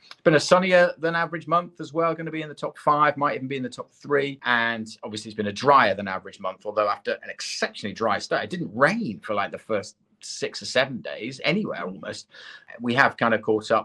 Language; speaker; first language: English; native; English